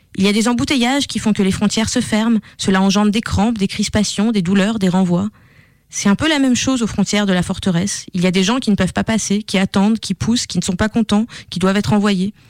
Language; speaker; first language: French; non-native, fluent; Russian